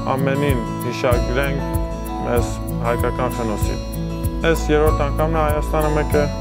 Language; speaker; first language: Armenian; early bilingual, heritage; Armenian